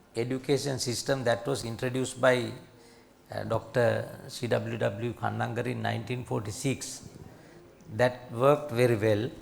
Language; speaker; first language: English; non-native, local second language; Sinhala